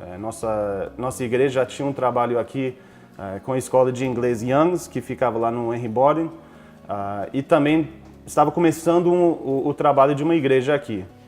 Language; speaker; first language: Portuguese; non-native, fluent; English